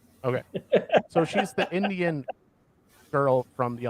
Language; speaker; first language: English; native; English